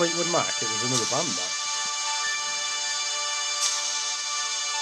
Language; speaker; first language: English; native; English